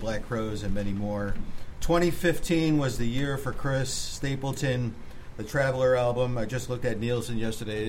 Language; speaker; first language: English; native; English